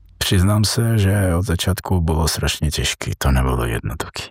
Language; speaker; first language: Czech; non-native, fluent; Georgian